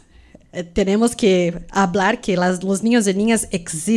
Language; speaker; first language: Spanish; non-native, fluent; Portuguese